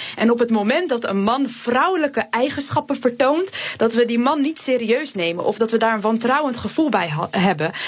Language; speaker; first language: Dutch; native; Dutch